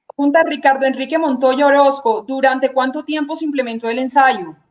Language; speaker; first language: Spanish; native; Spanish